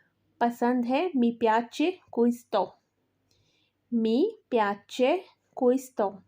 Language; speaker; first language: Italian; non-native, learner; Urdu